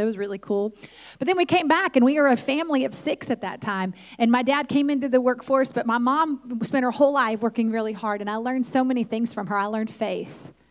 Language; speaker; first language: English; native; English